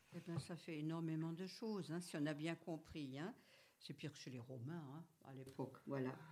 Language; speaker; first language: French; native; French